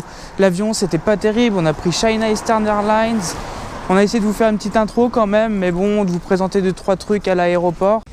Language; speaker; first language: French; native; French